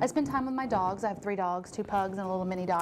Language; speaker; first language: English; native; English